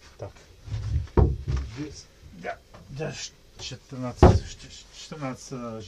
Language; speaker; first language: Russian; non-native, learner; Czech